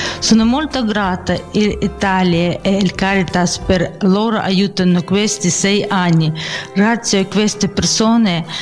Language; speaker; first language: Italian; non-native, learner; Ukrainian